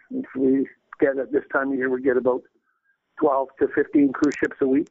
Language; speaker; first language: English; native; English